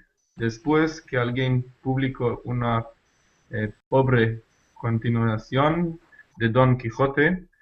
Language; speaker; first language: Spanish; non-native, learner; Hebrew